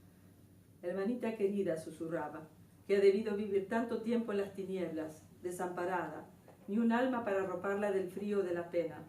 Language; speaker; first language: Spanish; native; Spanish